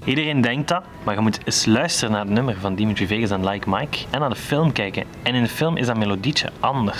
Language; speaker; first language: Dutch; native; Dutch